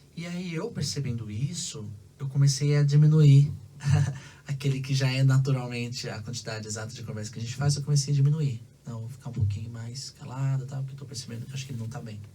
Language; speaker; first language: Portuguese; native; Portuguese